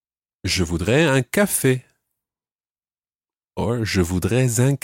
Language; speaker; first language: French; non-native, fluent; English